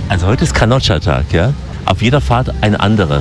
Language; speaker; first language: German; native; German